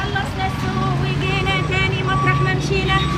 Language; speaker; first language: Arabic; native; Arabic